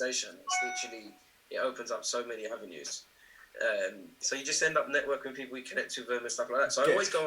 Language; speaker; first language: English; native; English